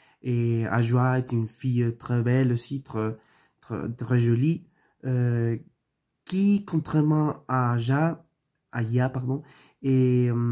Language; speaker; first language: French; non-native, learner; Spanish